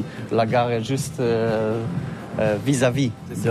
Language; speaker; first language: French; non-native, learner; Polish